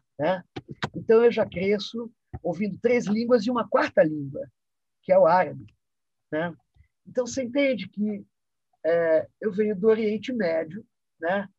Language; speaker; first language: Portuguese; early bilingual, other home language; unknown